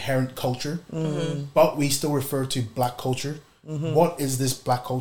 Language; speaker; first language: English; native; English